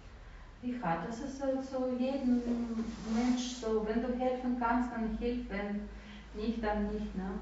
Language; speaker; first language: German; non-native, fluent; Russian